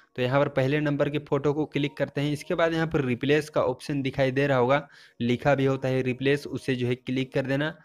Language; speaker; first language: Hindi; native; Hindi